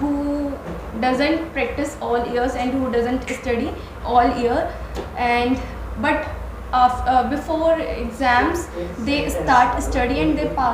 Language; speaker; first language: English; non-native, learner; Hindi